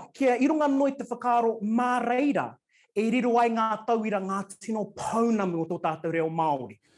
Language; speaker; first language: Māori; non-native, local second language; English